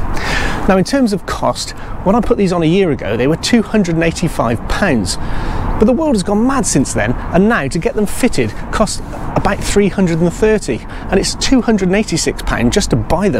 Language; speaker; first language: English; native; English